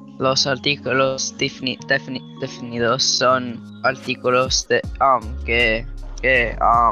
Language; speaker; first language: Spanish; early bilingual, heritage; Spanish